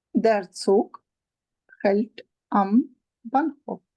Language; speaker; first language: German; non-native, learner; Ukrainian